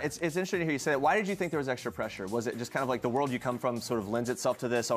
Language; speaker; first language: English; native; English